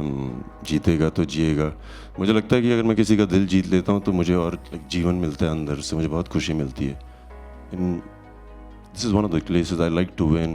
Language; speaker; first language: Hindi; native; Hindi